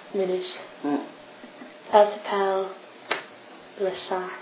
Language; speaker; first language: French; non-native, learner; English